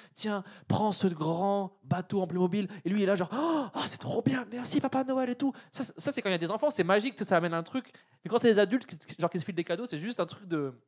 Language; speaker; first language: French; native; French